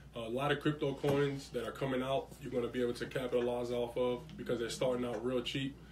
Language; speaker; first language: English; native; English